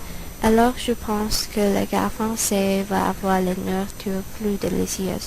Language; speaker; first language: French; non-native, learner; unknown